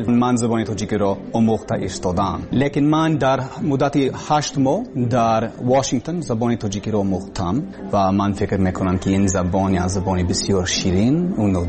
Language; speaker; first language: Persian; non-native, learner; English